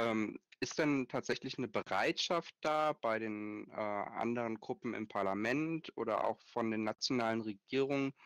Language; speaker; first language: German; native; German